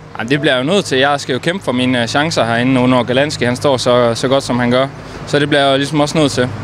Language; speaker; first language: Danish; native; Danish